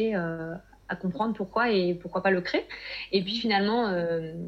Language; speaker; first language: French; native; French